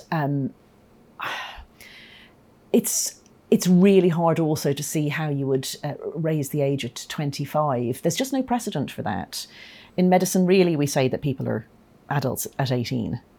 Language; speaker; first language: English; native; English